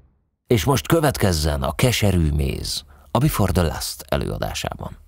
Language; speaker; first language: Hungarian; native; Hungarian